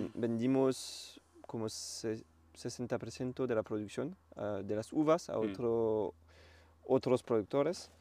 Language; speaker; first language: Spanish; non-native, learner; French